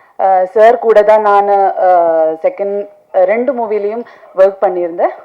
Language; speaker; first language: Tamil; non-native, learner; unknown